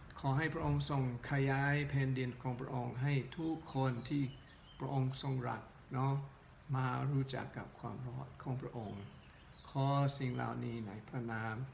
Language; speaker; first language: Thai; non-native, local second language; Northeastern Thai